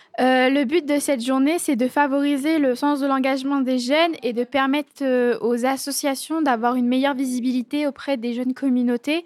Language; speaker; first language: French; native; French